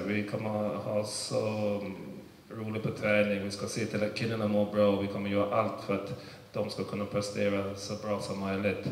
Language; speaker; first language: Swedish; early bilingual, other home language; English